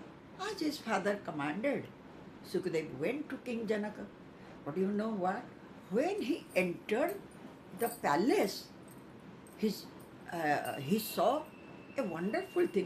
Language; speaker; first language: English; non-native, local second language; Odia